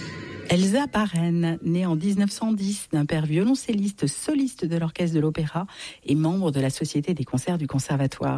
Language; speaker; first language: French; native; French